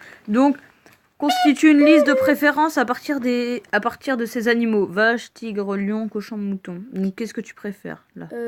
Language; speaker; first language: French; native; French